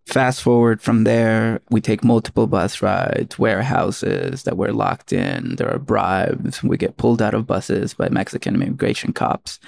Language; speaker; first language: English; early bilingual, other home language; Spanish